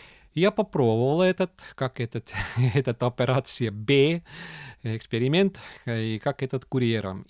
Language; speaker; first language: Russian; non-native, local second language; Estonian